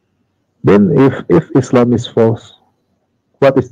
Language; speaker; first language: English; non-native, learner; Indonesian